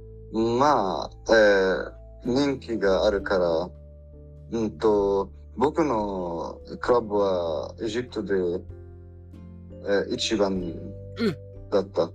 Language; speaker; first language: Japanese; non-native, learner; Arabic